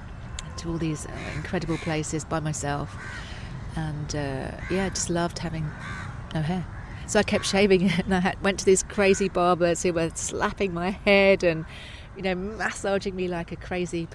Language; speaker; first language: English; native; English